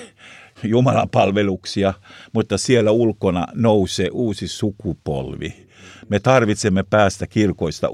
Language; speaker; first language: Finnish; non-native, local second language; Swedish